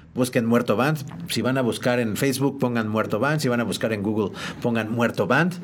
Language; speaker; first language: Spanish; native; Spanish